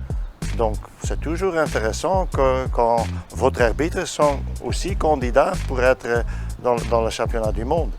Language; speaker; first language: French; non-native, learner; Dutch